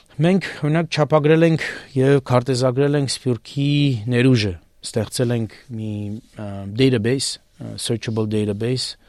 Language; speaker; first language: Armenian; native; Armenian